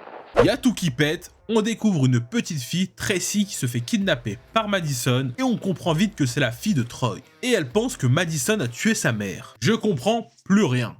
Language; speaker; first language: French; native; French